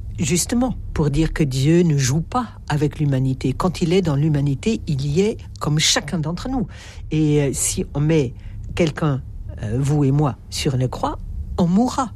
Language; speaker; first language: French; native; French